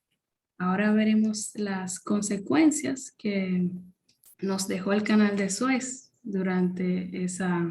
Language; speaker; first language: Spanish; native; Spanish